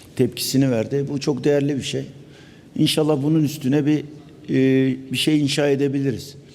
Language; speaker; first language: Turkish; native; Turkish